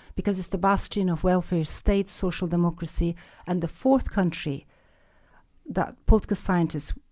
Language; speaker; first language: English; non-native, fluent; Turkish